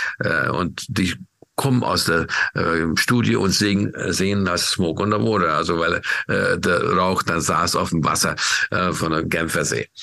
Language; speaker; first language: German; non-native, fluent; Hungarian